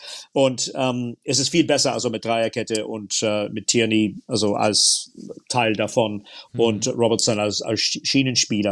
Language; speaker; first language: German; non-native, fluent; English